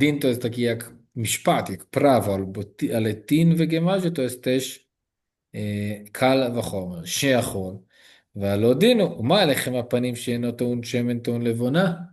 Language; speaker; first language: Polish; non-native, learner; Hebrew